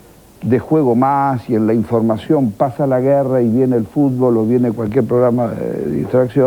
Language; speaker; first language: Spanish; native; Spanish